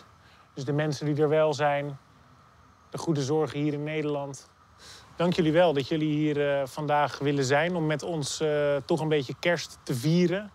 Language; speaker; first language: Dutch; native; Dutch